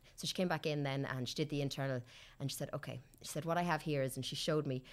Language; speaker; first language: English; native; English